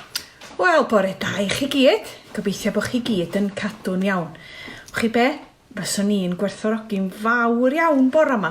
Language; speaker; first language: Welsh; native; Welsh